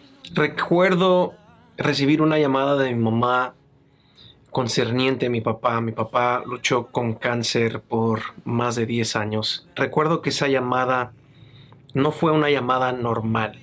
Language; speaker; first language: Spanish; native; Spanish